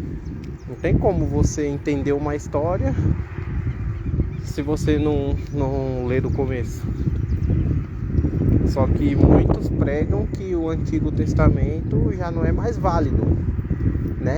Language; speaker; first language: Portuguese; native; Portuguese